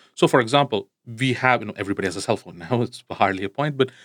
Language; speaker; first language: English; non-native, local second language; Tamil